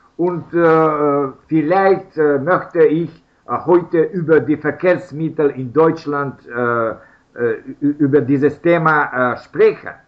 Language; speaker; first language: German; non-native, learner; Russian